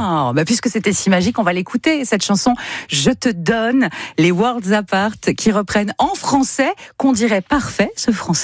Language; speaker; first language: French; native; French